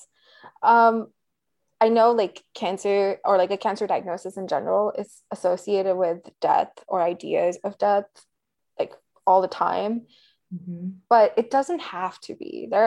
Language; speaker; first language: English; non-native, local second language; Hindi